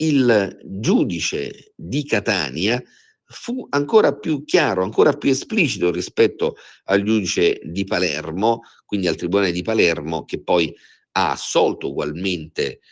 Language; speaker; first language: Italian; native; Italian